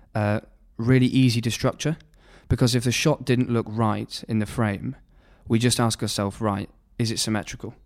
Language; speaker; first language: English; native; English